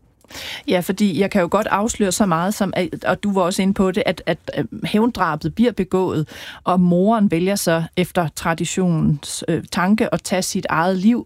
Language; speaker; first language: Danish; native; Danish